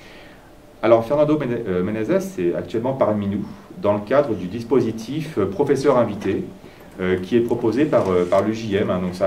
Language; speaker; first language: French; native; French